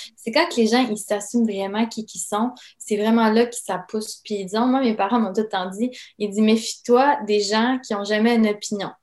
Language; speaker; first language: French; early bilingual, other home language; Serbian